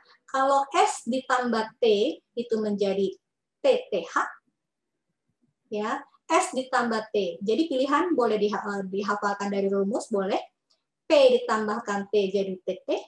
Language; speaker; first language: Indonesian; native; Indonesian